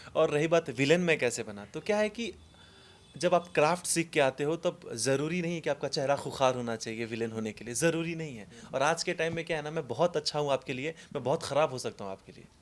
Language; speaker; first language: Hindi; non-native, local second language; Maithili